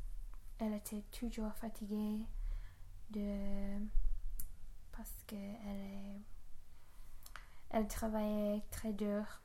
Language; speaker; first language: French; non-native, learner; English